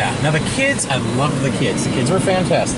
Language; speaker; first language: English; native; English